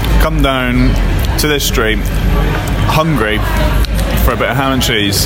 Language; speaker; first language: English; native; English